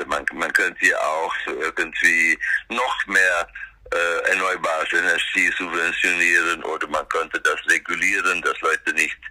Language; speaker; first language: German; non-native, fluent; Swedish